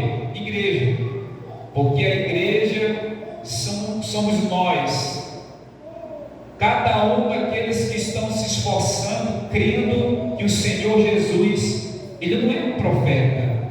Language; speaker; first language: Portuguese; native; Portuguese